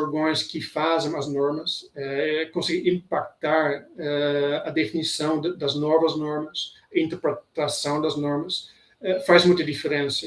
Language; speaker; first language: Portuguese; non-native, fluent; Dutch